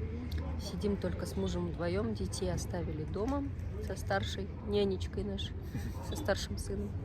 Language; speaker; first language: Russian; native; Russian